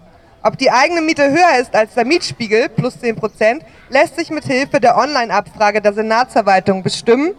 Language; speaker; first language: German; native; German